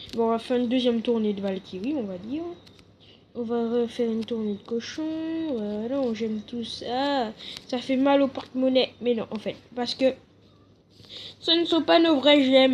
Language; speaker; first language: French; native; French